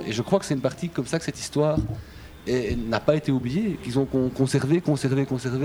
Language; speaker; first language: French; native; French